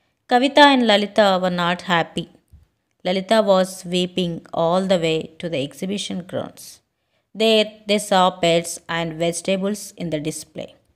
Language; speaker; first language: English; non-native, local second language; Telugu